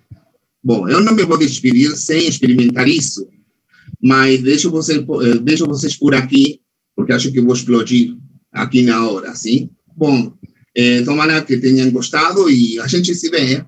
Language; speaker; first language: Portuguese; non-native, fluent; Spanish